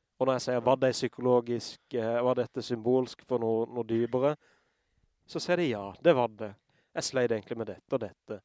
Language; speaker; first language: Norwegian; native; Norwegian